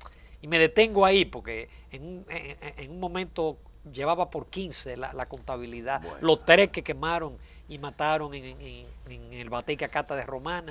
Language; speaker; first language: Spanish; native; Spanish